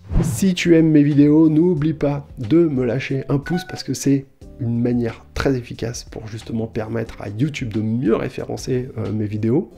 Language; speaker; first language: French; native; French